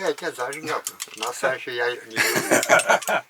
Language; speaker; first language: Russian; non-native, local second language; Armenian